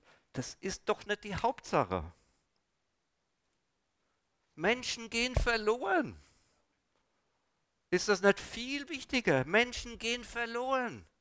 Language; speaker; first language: German; native; German